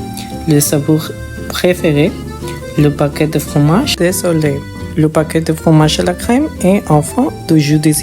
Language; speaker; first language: French; non-native, learner; Spanish